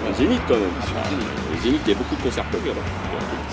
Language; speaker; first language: French; native; French